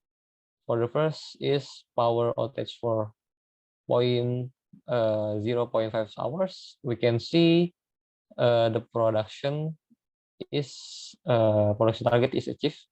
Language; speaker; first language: English; non-native, learner; Indonesian